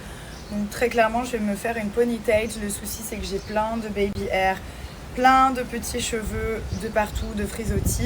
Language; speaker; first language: French; native; French